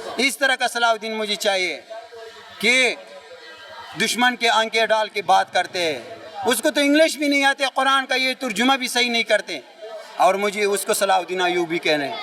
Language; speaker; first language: Urdu; non-native, local second language; Pashto